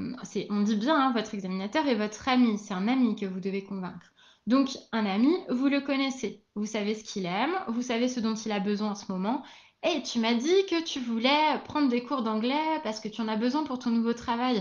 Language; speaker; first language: French; native; French